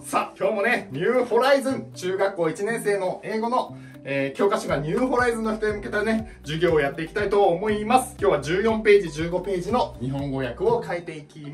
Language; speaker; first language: Japanese; native; Japanese